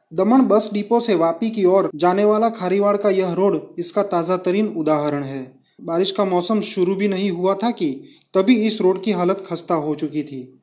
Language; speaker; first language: Hindi; non-native, local second language; Gujarati